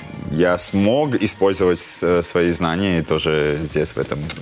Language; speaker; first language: Russian; non-native, local second language; Latvian